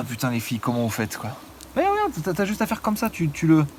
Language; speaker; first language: French; native; French